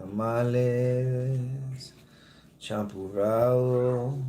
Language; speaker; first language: Spanish; early bilingual, heritage; Spanish